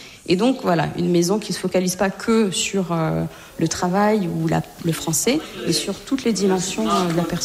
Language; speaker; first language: French; native; French